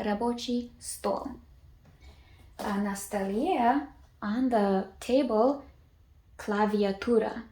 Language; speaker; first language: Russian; early bilingual, heritage; Russian